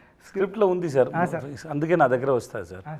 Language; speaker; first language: Telugu; non-native, learner; Tamil